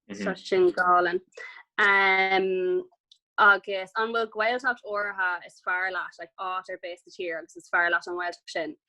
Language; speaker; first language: Irish; non-native, local second language; English